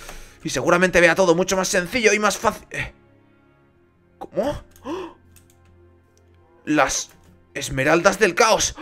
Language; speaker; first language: Spanish; native; Spanish